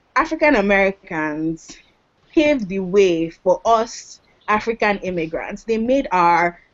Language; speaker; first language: English; non-native, local second language; Yoruba